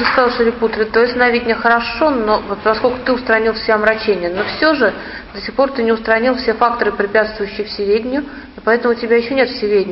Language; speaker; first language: Russian; native; Russian